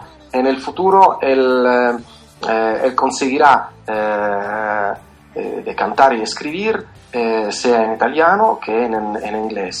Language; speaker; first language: Spanish; non-native, fluent; Italian